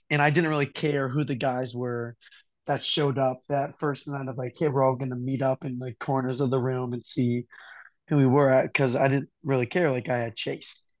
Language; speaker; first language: English; native; English